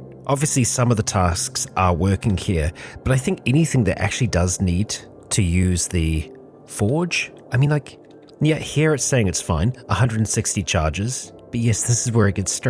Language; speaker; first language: English; native; English